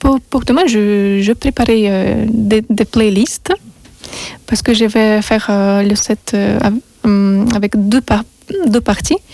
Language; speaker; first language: French; non-native, learner; Russian